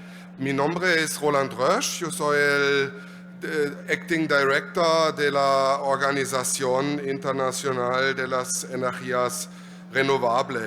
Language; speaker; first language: Spanish; non-native, learner; German